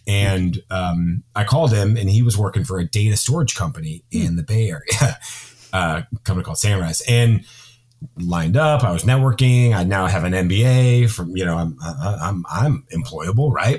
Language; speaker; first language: English; native; English